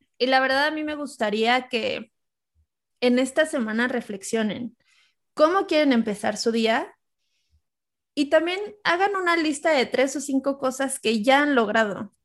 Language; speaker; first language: Spanish; native; Spanish